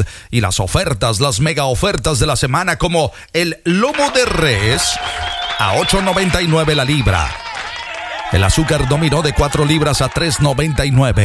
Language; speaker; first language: Spanish; native; Spanish